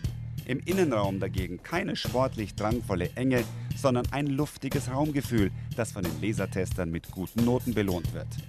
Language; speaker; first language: German; native; German